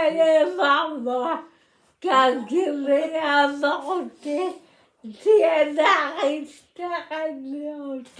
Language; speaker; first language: French; non-native, learner; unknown